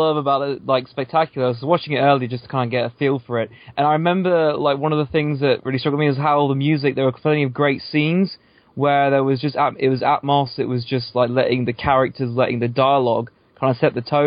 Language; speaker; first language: English; native; English